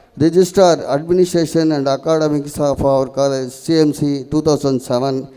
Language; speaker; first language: English; non-native, local second language; Tamil